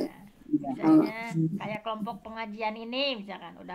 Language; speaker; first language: Indonesian; native; Indonesian